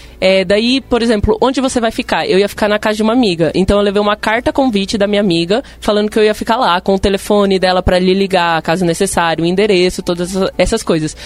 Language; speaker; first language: Portuguese; early bilingual, other home language; Spanish